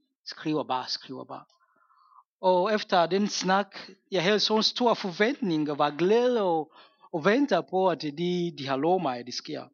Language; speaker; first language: Danish; non-native, fluent; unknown